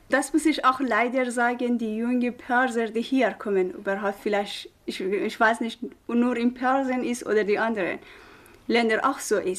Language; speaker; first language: German; non-native, learner; Persian